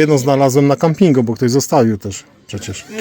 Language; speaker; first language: Polish; native; Polish